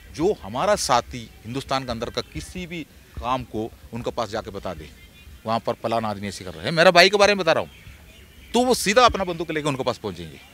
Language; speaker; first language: Hindi; non-native, local second language; Malayalam